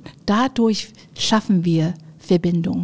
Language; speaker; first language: German; non-native, fluent; Chinese